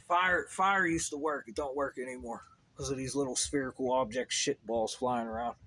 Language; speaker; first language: English; native; English